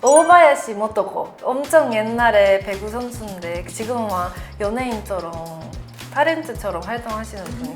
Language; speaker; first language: Korean; non-native, fluent; Japanese